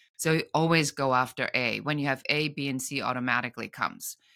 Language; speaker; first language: English; non-native, fluent; German